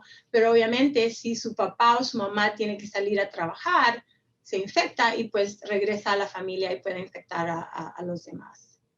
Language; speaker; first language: Spanish; early bilingual, heritage; Spanish